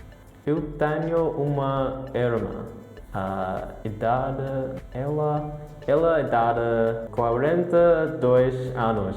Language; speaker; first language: Portuguese; non-native, learner; English